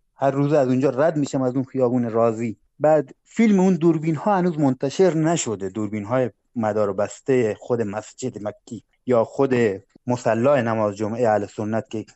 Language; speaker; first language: Persian; non-native, local second language; Baluchi